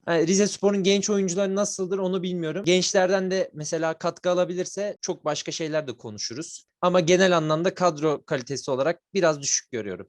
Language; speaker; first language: Turkish; native; Turkish